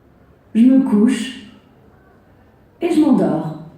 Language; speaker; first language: French; non-native, learner; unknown